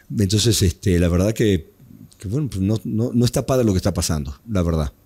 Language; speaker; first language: Spanish; native; Spanish